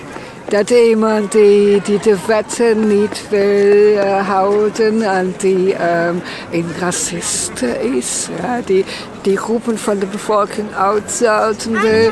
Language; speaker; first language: Dutch; non-native, fluent; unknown